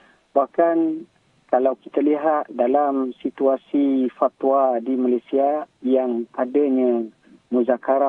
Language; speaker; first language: Malay; native; Malay